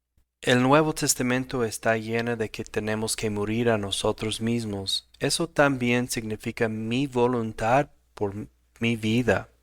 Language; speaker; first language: Spanish; non-native, fluent; English